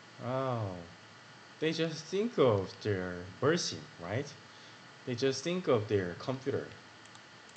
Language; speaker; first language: English; non-native, learner; Korean